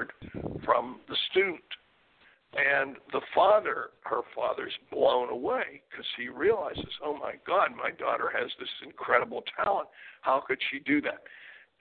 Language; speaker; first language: English; native; English